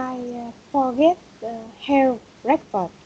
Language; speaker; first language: English; non-native, learner; Vietnamese